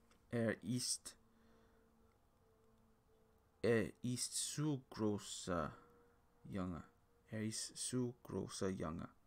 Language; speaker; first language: German; non-native, learner; English